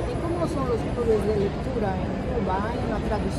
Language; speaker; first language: Spanish; non-native, fluent; Portuguese